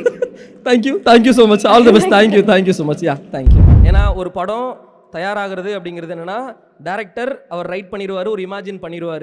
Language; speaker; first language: Tamil; native; Tamil